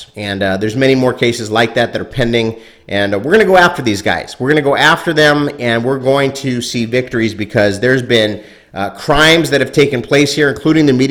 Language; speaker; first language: English; native; English